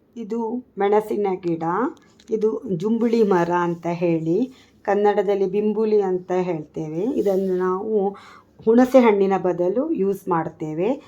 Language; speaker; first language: Kannada; non-native, local second language; Tulu